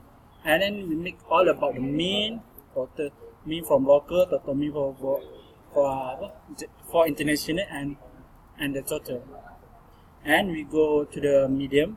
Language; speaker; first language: English; non-native, learner; Malay